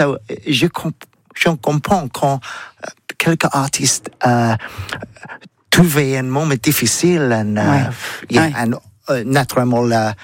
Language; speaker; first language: French; non-native, learner; English